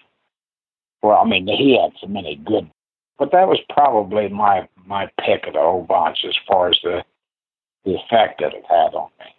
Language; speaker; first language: English; native; English